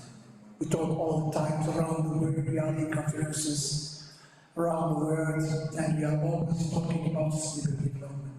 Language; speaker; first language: English; non-native, learner; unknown